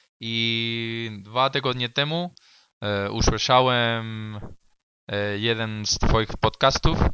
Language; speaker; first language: Polish; non-native, learner; Spanish